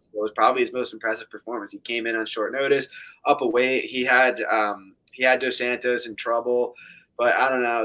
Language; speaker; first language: English; native; English